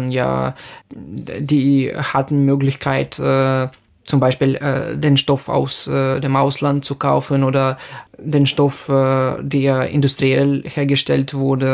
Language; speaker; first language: German; non-native, fluent; Ukrainian